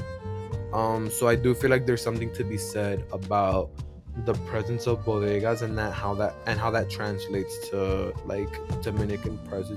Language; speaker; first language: English; native; English